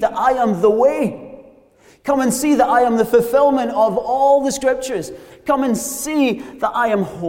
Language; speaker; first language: English; native; English